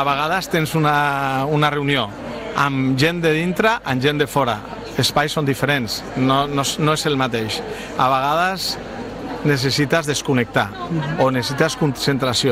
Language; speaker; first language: Catalan; non-native, local second language; Spanish